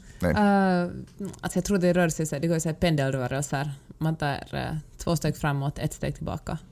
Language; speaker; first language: Swedish; native; Swedish